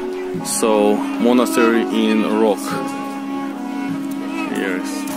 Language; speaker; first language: English; non-native, learner; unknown